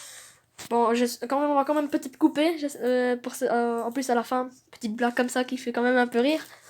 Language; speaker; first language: French; native; French